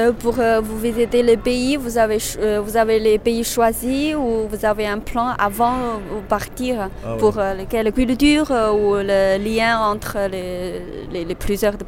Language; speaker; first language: French; non-native, learner; Chinese